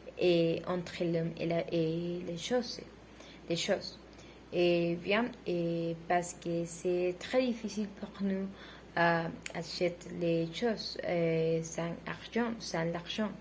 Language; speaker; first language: French; non-native, learner; Spanish